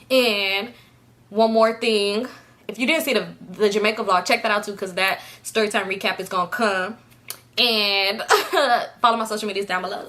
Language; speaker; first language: English; native; English